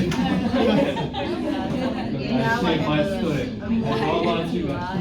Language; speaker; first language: English; non-native, learner; Arabic